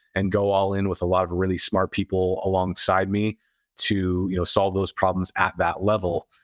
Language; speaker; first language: English; native; English